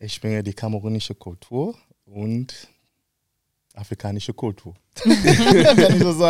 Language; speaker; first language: German; non-native, fluent; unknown